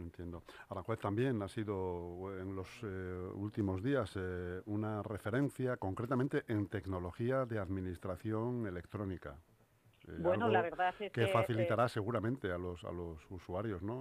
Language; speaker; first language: Spanish; native; Spanish